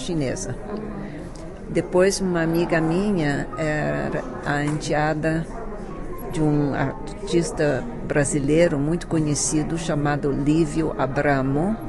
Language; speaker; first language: Portuguese; early bilingual, other home language; Chinese